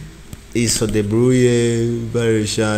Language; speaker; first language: French; non-native, learner; Rundi